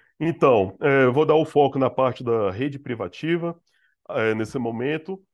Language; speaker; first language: Portuguese; native; Portuguese